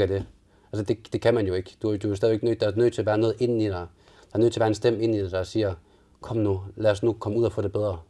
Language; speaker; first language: Danish; native; Danish